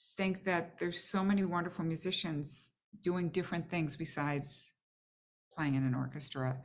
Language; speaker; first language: English; native; English